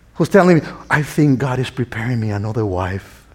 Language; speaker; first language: English; non-native, fluent; Spanish